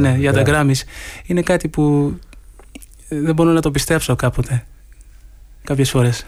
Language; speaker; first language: Greek; early bilingual, heritage; Greek